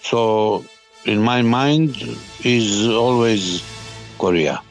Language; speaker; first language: English; non-native, learner; Serbian